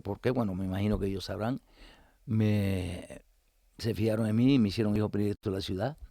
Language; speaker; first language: Spanish; native; Spanish